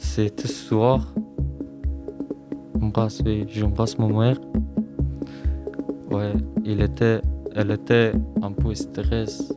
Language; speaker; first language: French; non-native, learner; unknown